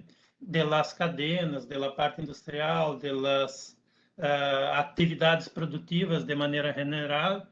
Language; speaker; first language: Spanish; non-native, learner; Portuguese